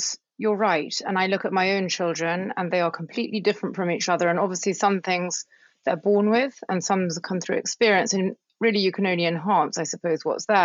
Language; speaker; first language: English; native; English